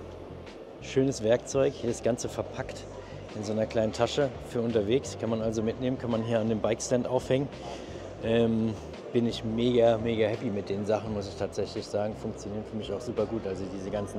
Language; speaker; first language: German; native; German